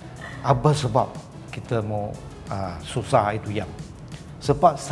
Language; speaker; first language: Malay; non-native, local second language; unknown